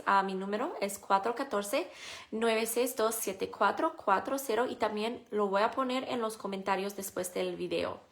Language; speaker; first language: Spanish; non-native, fluent; English